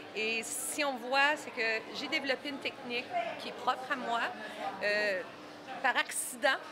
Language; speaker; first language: French; native; French